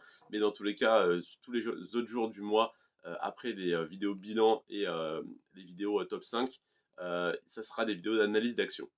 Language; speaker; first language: French; native; French